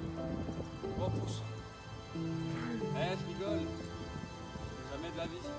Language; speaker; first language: French; native; French